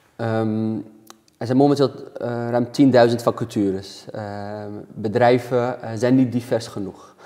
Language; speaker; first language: Dutch; native; Dutch